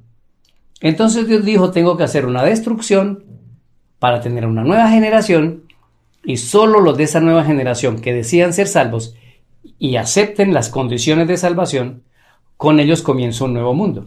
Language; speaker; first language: Spanish; native; Spanish